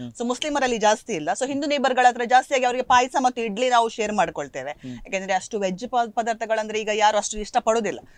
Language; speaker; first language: Kannada; non-native, local second language; Konkani